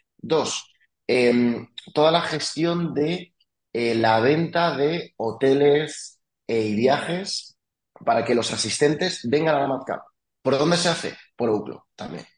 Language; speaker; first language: Spanish; early bilingual, other home language; French